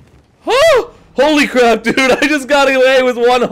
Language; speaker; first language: English; native; English